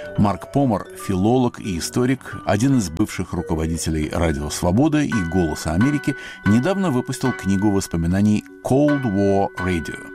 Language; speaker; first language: Russian; native; Russian